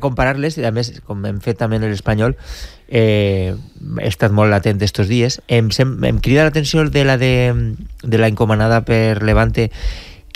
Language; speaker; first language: Catalan; native; Catalan